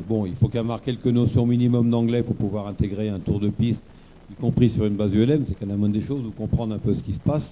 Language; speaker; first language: French; native; French